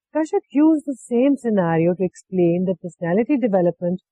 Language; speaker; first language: English; non-native, local second language; Urdu